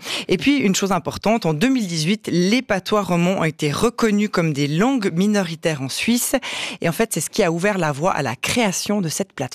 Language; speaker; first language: French; native; French